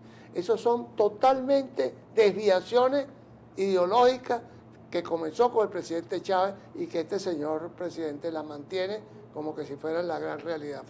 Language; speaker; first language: Spanish; native; Spanish